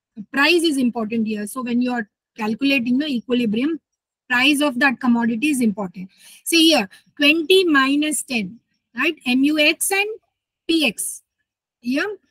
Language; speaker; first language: English; non-native, local second language; Telugu